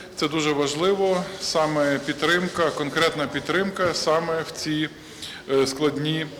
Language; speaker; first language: Ukrainian; native; Ukrainian